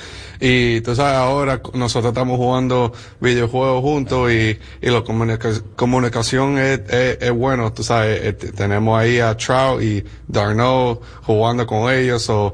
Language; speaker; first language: Spanish; early bilingual, heritage; English